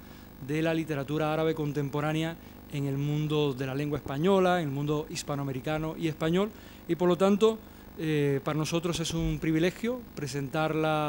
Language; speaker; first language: Spanish; native; Spanish